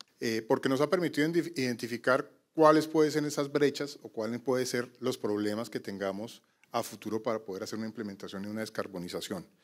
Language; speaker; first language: Spanish; native; Spanish